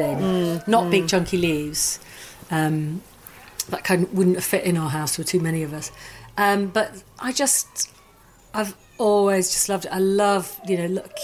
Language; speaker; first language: English; native; English